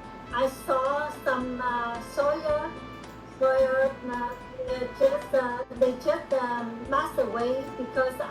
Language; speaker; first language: English; non-native, learner; Vietnamese